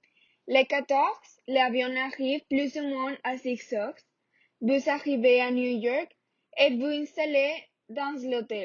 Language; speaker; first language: French; non-native, learner; Spanish